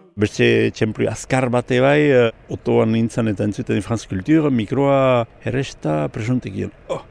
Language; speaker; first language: Basque; native; Basque